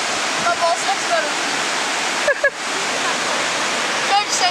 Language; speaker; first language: English; native; English